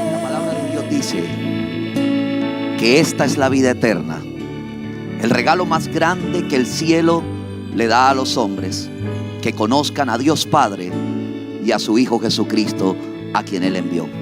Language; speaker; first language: Spanish; native; Spanish